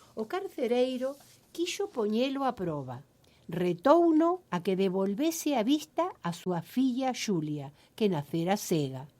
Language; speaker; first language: Galician; early bilingual, heritage; Galician